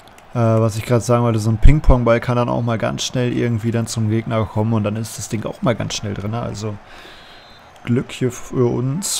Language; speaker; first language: German; native; German